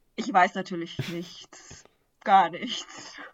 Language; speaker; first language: German; early bilingual, other home language; Vietnamese